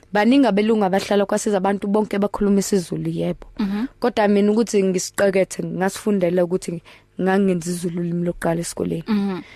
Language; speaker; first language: Zulu; non-native, local second language; Afrikaans